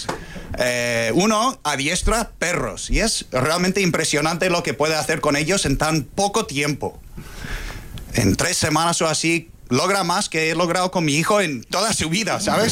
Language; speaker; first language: Spanish; non-native, fluent; English